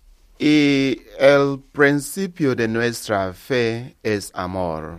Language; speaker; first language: Spanish; non-native, learner; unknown